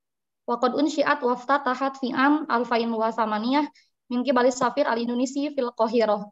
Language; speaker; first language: Arabic; non-native, fluent; Indonesian